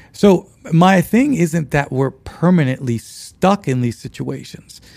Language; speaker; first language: English; early bilingual, other home language; Spanish